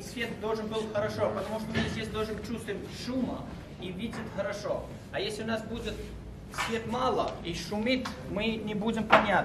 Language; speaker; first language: Russian; non-native, learner; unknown